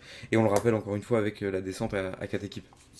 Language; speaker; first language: French; native; French